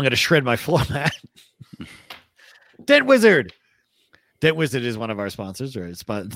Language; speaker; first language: English; native; English